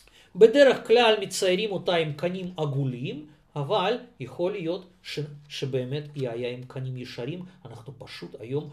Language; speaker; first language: Hebrew; non-native, fluent; Russian